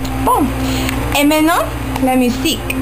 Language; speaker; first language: French; non-native, learner; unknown